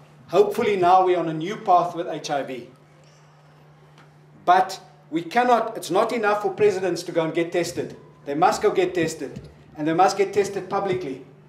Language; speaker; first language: English; non-native, local second language; Afrikaans